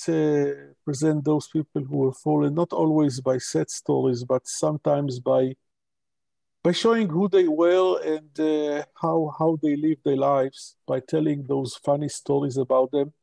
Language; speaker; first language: English; non-native, local second language; Hebrew